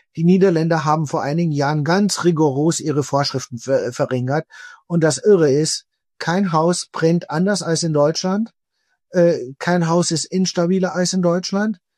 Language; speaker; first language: German; native; German